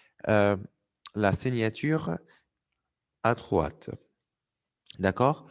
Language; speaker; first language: French; non-native, fluent; Arabic